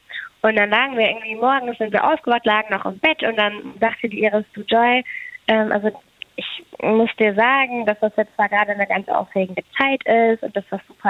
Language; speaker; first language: German; native; German